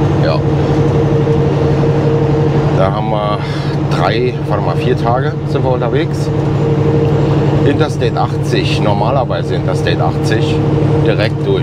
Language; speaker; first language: German; native; German